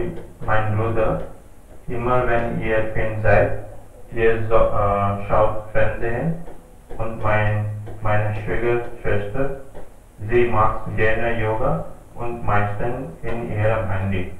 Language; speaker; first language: German; non-native, learner; Hindi